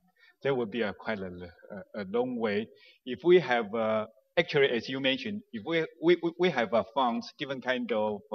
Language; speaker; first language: English; non-native, fluent; Chinese